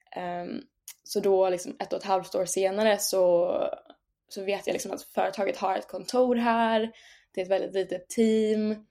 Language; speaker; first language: Swedish; native; Swedish